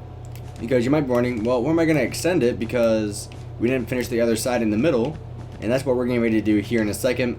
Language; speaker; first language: English; native; English